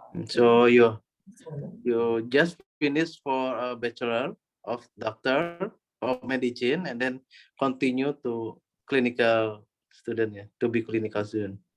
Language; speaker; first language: English; non-native, learner; Indonesian